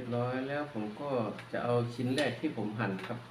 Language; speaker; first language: Thai; non-native, local second language; Northeastern Thai